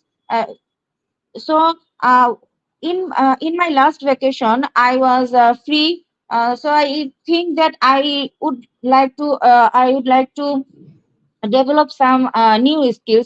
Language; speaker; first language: English; non-native, learner; Bangla